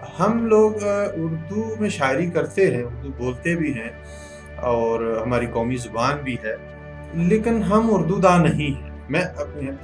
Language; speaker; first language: Urdu; non-native, local second language; Punjabi